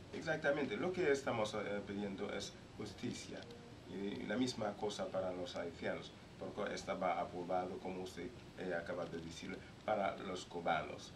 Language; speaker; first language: Spanish; non-native, learner; Haitian Creole